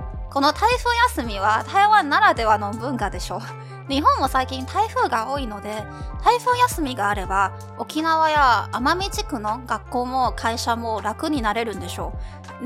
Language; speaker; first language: Japanese; non-native, fluent; Chinese